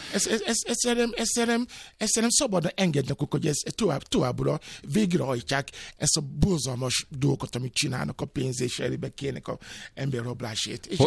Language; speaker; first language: Hungarian; non-native, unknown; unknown